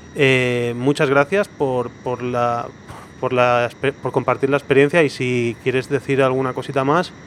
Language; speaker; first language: Spanish; non-native, local second language; Catalan